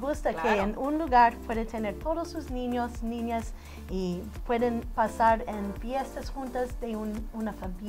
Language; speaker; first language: Spanish; early bilingual, heritage; Spanish